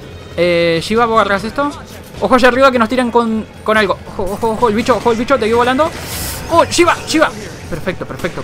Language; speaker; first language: Spanish; native; Spanish